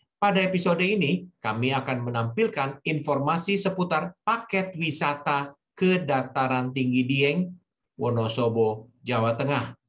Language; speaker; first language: Indonesian; native; Indonesian